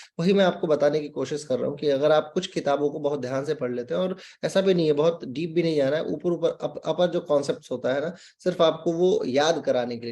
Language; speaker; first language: Hindi; native; Hindi